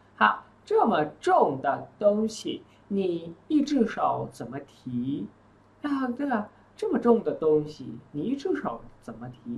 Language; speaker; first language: Chinese; non-native, fluent; Vietnamese